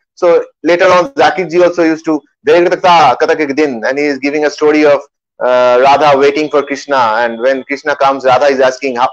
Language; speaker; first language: English; non-native, local second language; Bangla